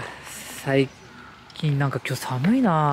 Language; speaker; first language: Japanese; native; Japanese